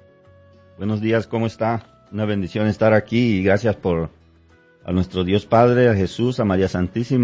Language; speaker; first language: Spanish; native; Spanish